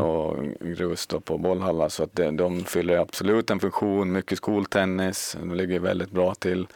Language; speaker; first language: Swedish; native; Swedish